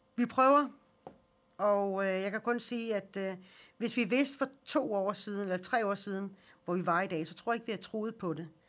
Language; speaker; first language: Danish; early bilingual, other home language; Swedish